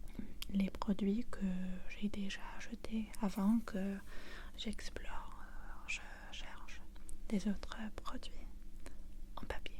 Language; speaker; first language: French; non-native, fluent; English